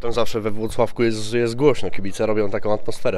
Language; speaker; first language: Polish; native; Polish